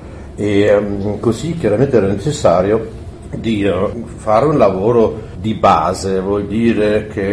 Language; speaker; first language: Italian; non-native, fluent; German